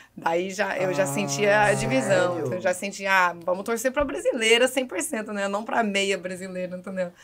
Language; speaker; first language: Portuguese; early bilingual, heritage; English